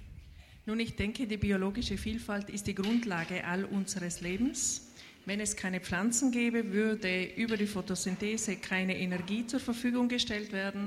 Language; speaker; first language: German; native; German